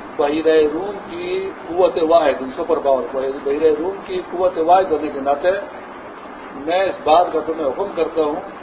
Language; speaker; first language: Urdu; non-native, local second language; Pashto